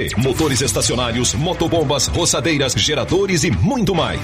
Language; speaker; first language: Portuguese; native; Portuguese